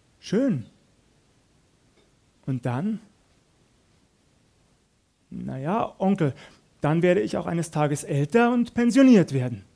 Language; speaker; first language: German; native; German